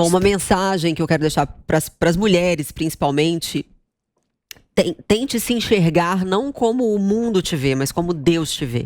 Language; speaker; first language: Portuguese; native; Portuguese